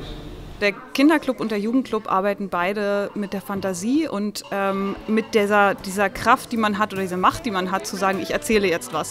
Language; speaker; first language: German; native; German